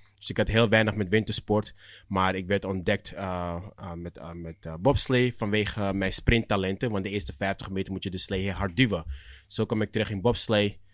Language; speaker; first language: Dutch; early bilingual, other home language; Akan